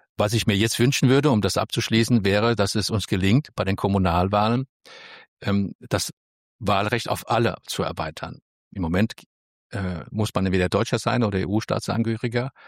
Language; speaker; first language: German; early bilingual, other home language; Spanish